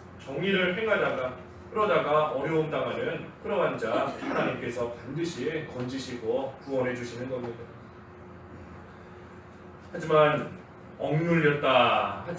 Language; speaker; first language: Korean; native; Korean